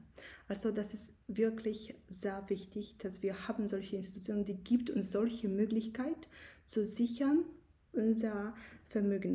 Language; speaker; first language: German; non-native, learner; Polish